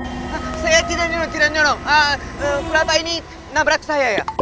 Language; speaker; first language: Indonesian; non-native, learner; Japanese